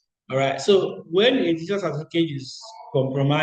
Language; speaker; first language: English; non-native, local second language; Yoruba